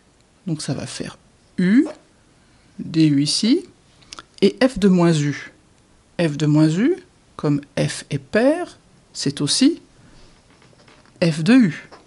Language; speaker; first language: French; native; French